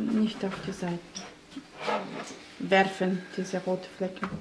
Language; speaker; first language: German; non-native, fluent; Russian